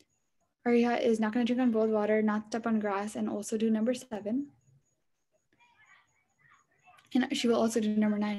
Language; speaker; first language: English; early bilingual, other home language; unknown